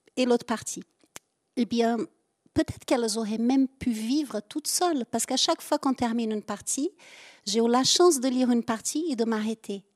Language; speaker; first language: French; native; French